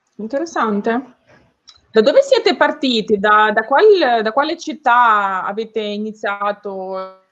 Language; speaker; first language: Italian; non-native, learner; Ukrainian